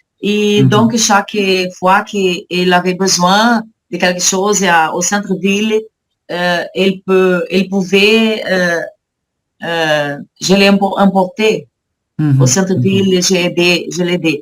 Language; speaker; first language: French; non-native, learner; Portuguese